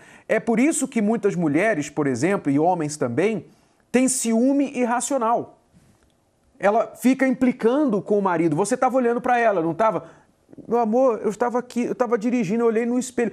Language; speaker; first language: Portuguese; native; Portuguese